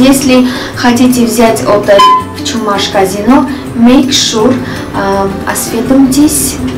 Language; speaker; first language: Russian; non-native, fluent; Armenian